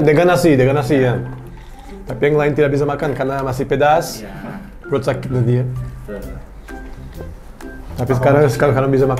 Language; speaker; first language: Indonesian; non-native, learner; Portuguese